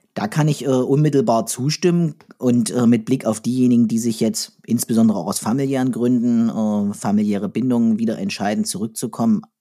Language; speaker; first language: German; native; German